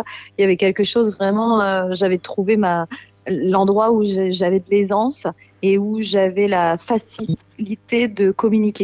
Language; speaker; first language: French; native; French